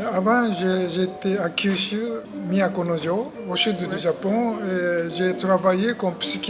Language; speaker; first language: French; non-native, learner; Japanese